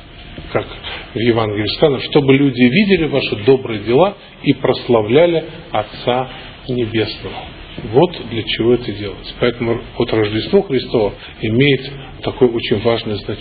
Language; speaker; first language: Russian; native; Russian